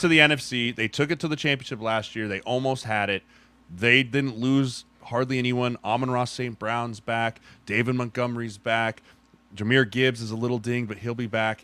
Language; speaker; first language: English; native; English